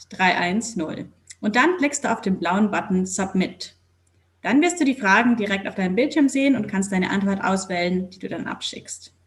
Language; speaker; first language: German; native; German